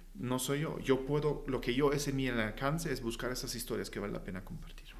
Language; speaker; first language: Spanish; non-native, fluent; German